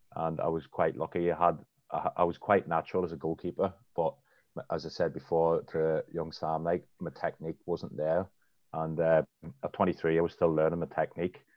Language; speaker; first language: English; native; English